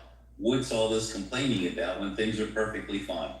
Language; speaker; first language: English; native; English